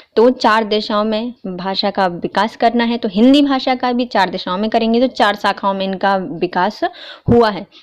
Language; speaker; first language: Hindi; native; Hindi